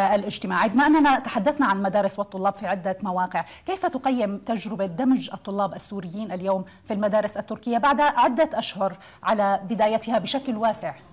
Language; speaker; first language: Arabic; native; Arabic